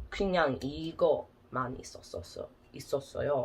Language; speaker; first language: Korean; non-native, learner; English